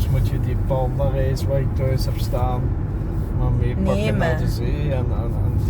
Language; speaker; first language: Dutch; native; Dutch